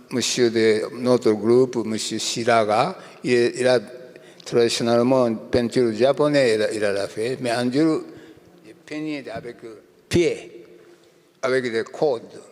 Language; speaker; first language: French; non-native, learner; Japanese